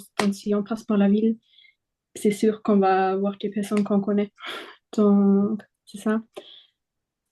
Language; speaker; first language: French; non-native, fluent; German